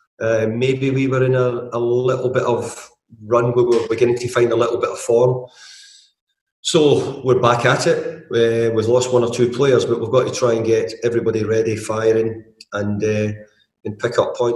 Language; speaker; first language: English; native; English